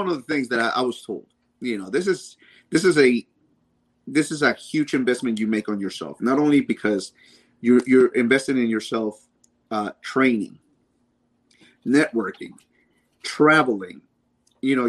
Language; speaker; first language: English; native; English